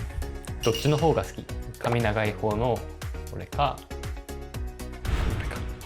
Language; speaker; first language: Japanese; native; Japanese